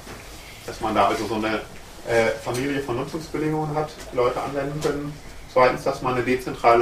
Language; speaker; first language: German; native; German